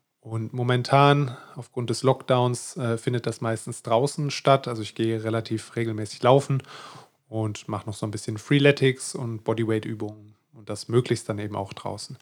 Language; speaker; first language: German; native; German